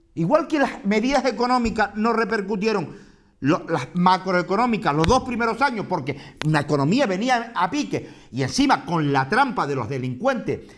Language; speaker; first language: Spanish; native; Spanish